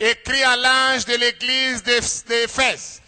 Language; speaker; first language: French; non-native, local second language; Lingala